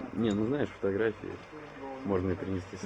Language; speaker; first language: Russian; native; Russian